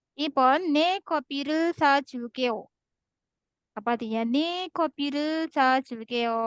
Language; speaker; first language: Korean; non-native, fluent; Indonesian